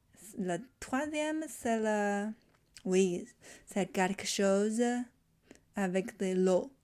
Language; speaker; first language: French; non-native, learner; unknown